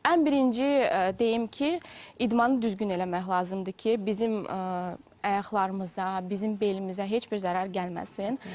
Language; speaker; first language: Azerbaijani; non-native, fluent; Russian